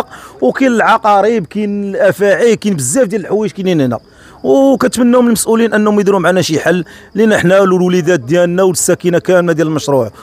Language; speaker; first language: Arabic; native; Arabic